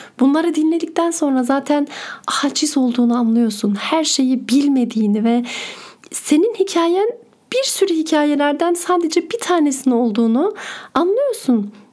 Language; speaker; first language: Turkish; early bilingual, heritage; Turkish